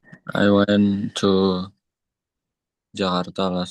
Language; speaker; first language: English; non-native, learner; Indonesian